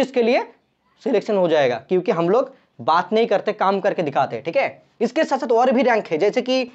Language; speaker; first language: Hindi; non-native, local second language; Bangla